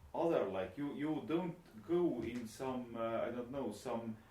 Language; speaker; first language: English; non-native, learner; Estonian